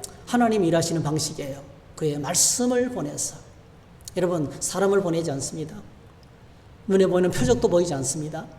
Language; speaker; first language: Korean; native; Korean